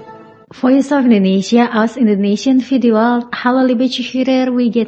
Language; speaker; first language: German; non-native, fluent; Indonesian